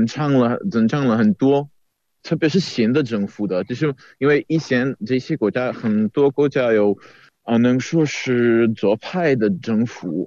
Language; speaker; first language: Chinese; non-native, fluent; Czech